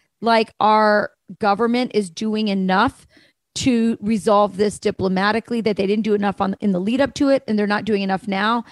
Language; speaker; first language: English; native; English